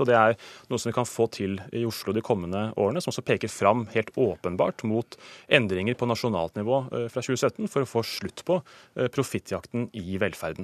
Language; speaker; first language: Norwegian; native; Norwegian